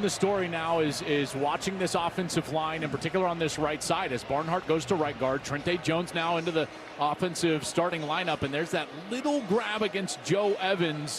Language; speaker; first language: English; native; English